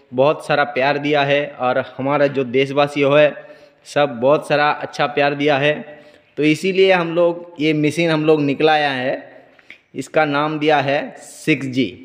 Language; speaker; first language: Hindi; non-native, local second language; Bangla